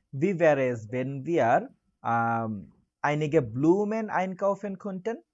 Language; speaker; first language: German; non-native, learner; Bangla